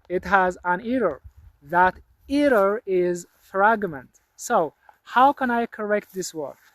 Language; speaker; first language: English; non-native, local second language; Amharic